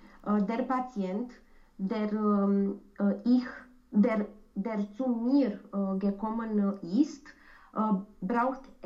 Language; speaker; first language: German; non-native, learner; Romanian